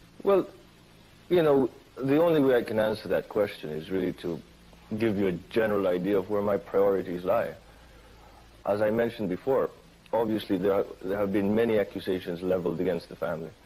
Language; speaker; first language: English; non-native, fluent; Filipino